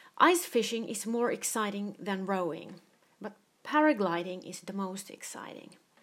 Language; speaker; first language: English; non-native, fluent; Finnish